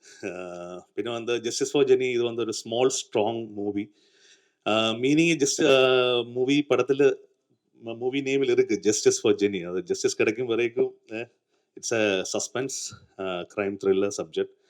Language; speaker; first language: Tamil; non-native, learner; Malayalam